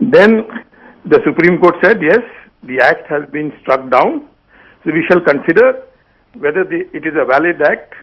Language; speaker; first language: English; non-native, local second language; Bangla